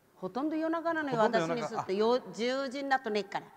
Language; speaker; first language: Japanese; native; Japanese